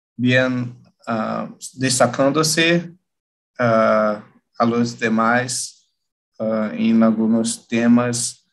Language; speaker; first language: Spanish; non-native, learner; Portuguese